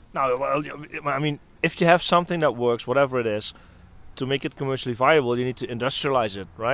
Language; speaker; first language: English; non-native, fluent; Dutch